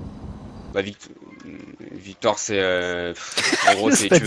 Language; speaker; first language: French; native; French